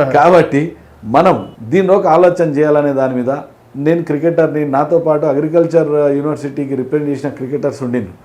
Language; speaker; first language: Telugu; native; Telugu